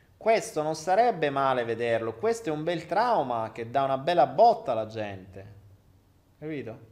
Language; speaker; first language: Italian; native; Italian